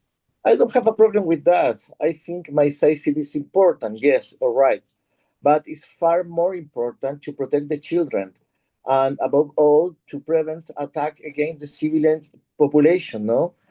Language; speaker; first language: English; non-native, learner; Spanish